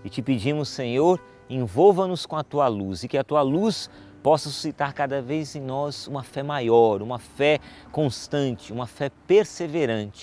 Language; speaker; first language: Portuguese; native; Portuguese